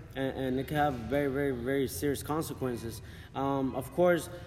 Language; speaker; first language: English; early bilingual, other home language; Spanish